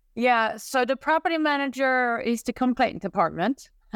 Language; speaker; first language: English; non-native, fluent; Swedish